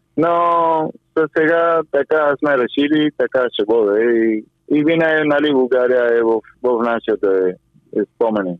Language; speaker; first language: Bulgarian; non-native, fluent; Spanish